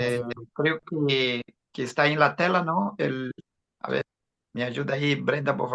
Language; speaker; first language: Spanish; non-native, fluent; Portuguese